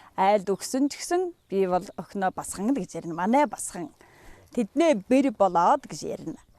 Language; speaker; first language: Mongolian; non-native, local second language; Buriat